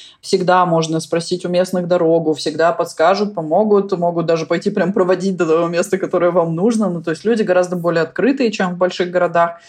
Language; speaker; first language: Russian; native; Russian